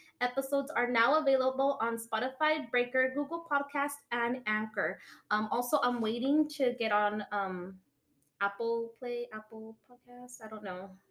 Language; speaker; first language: English; early bilingual, other home language; Spanish